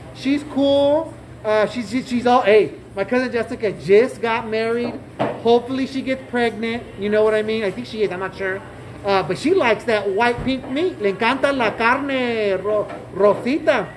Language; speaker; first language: English; early bilingual, other home language; Spanish